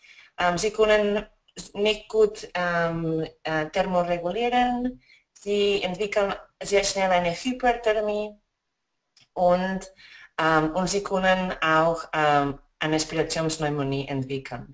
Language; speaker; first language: German; non-native, fluent; Spanish